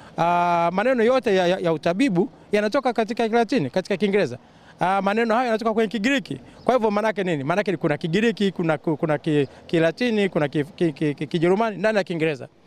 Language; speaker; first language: Swahili; native; Swahili